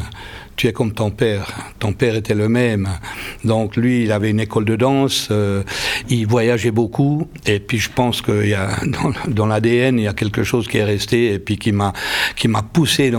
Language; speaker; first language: French; native; French